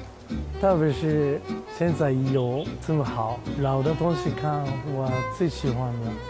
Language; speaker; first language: Chinese; non-native, learner; Japanese